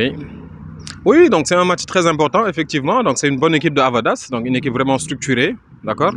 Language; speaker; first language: French; non-native, local second language; Wolof